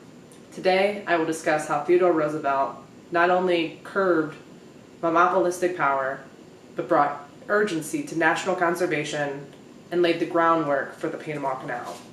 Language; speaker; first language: English; native; English